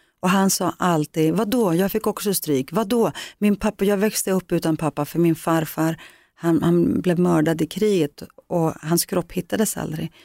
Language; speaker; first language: Swedish; early bilingual, other home language; Greek